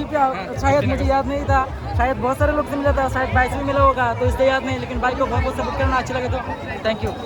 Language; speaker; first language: Hindi; non-native, local second language; Kok Borok